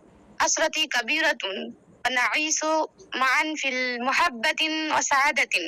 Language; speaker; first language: Arabic; non-native, learner; Bangla